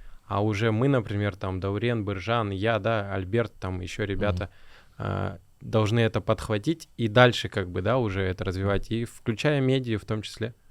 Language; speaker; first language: Russian; native; Russian